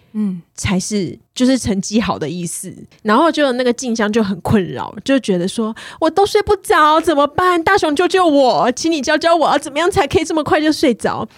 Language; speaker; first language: Chinese; native; Chinese